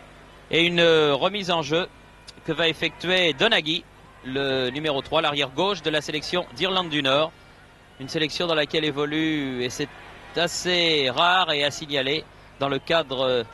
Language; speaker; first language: French; native; French